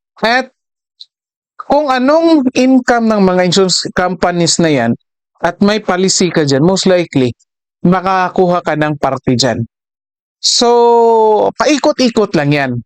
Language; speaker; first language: Filipino; native; Filipino